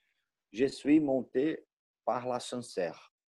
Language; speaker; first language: French; non-native, learner; Portuguese